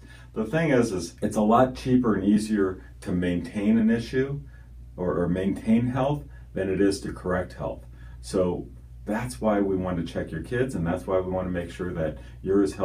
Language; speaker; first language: English; native; English